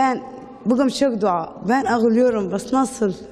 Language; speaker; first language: Turkish; non-native, learner; Arabic